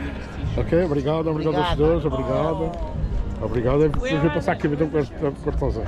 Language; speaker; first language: Portuguese; native; Portuguese